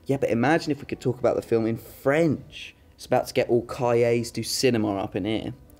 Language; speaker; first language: English; native; English